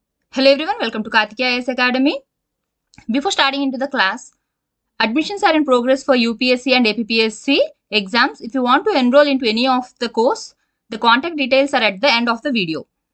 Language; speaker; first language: English; non-native, local second language; Telugu